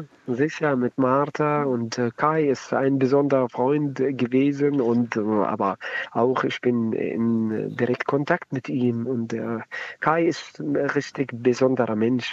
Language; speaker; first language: German; non-native, learner; Arabic